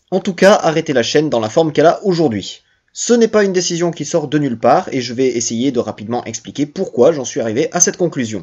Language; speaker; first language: French; native; French